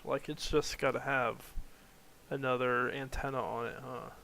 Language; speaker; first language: English; native; English